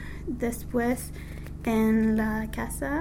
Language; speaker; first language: Spanish; non-native, learner; English